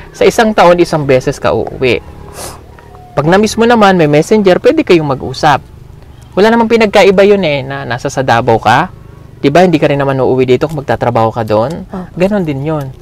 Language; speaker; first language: Filipino; native; Filipino